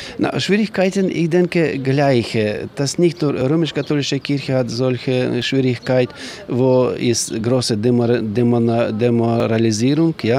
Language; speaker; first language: German; non-native, learner; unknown